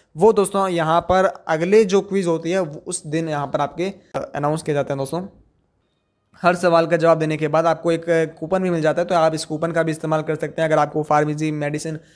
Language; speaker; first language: Hindi; native; Hindi